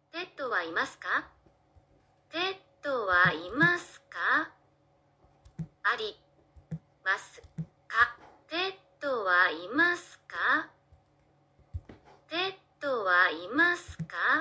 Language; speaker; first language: Japanese; non-native, learner; English